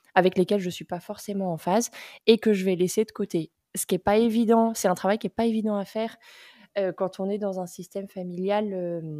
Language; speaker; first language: French; native; French